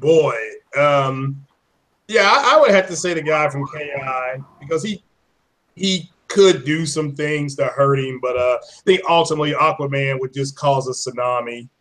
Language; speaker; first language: English; native; English